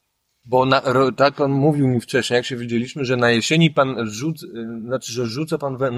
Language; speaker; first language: Polish; native; Polish